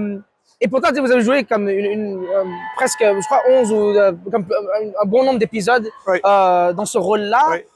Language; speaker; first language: French; native; French